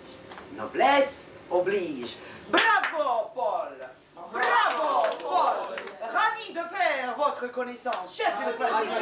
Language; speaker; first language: French; non-native, learner; Russian